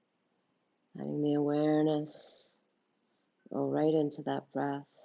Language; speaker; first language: English; native; English